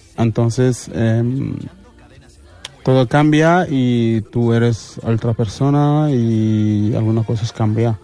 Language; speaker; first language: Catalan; early bilingual, other home language; Wolof